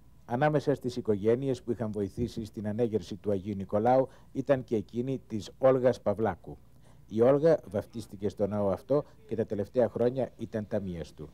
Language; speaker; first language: Greek; native; Greek